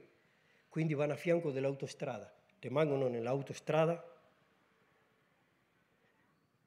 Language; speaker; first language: Italian; non-native, learner; Spanish